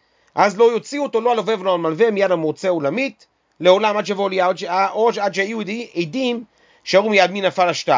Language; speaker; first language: Hebrew; native; Hebrew